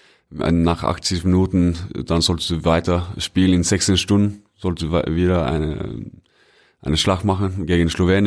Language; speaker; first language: German; non-native, fluent; Norwegian